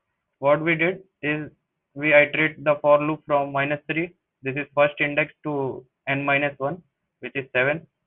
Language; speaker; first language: English; non-native, local second language; Hindi